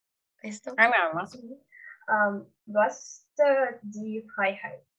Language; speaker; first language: German; non-native, learner; Russian